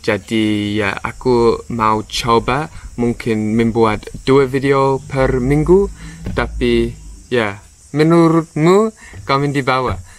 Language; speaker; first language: Indonesian; non-native, learner; English